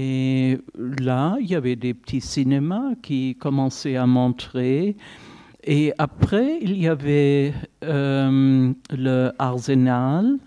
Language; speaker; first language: French; non-native, fluent; German